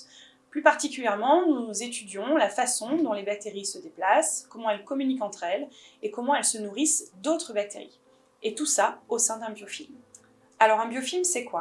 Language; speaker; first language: French; native; French